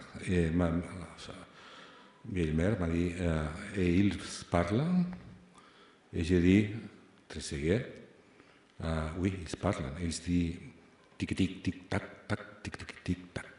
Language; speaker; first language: French; non-native, fluent; Spanish